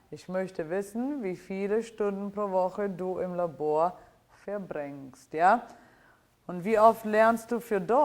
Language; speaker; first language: German; non-native, fluent; English